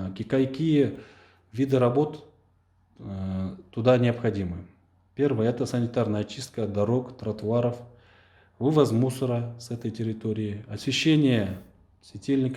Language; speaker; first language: Russian; non-native, local second language; Kyrgyz